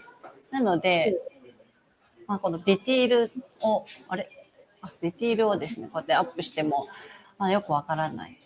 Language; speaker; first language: Japanese; native; Japanese